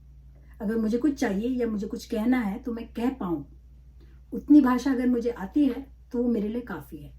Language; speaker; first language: Hindi; non-native, local second language; Malayalam